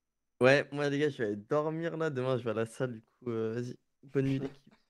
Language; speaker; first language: French; native; French